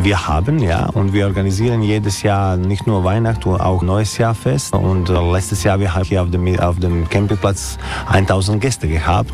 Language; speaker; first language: German; non-native, learner; Croatian